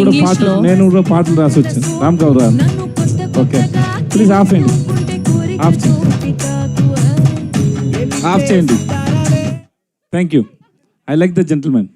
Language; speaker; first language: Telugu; non-native, learner; Tamil